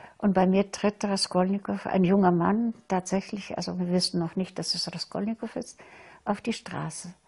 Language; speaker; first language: German; non-native, fluent; Russian